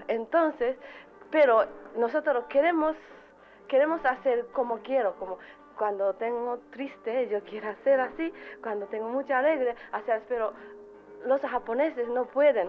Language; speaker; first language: Spanish; non-native, learner; Japanese